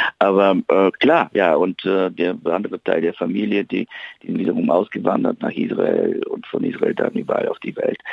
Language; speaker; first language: German; non-native, fluent; Bulgarian